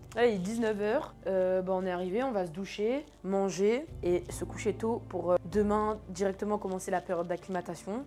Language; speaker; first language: French; native; French